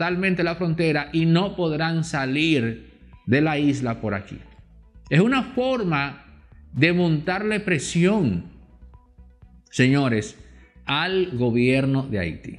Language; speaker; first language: Spanish; native; Spanish